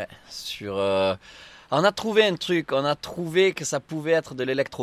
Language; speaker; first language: French; native; French